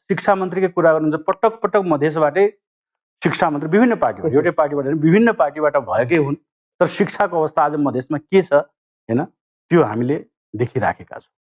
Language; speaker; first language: Nepali; non-native, local second language; Maithili